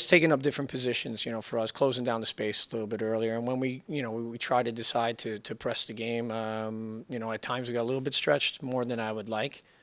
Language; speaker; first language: English; native; English